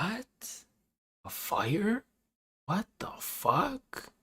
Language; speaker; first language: English; native; English